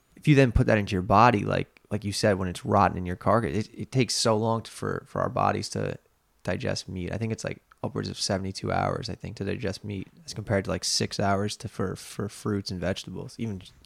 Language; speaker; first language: English; native; English